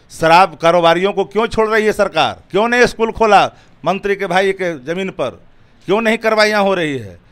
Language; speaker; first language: Hindi; native; Hindi